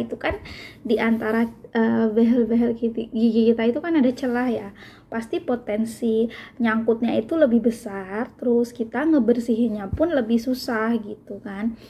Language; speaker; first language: Indonesian; native; Indonesian